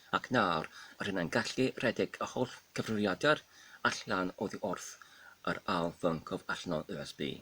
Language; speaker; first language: Welsh; non-native, learner; Polish